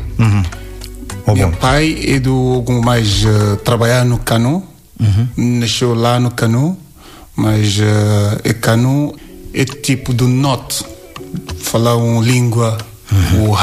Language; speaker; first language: Portuguese; non-native, learner; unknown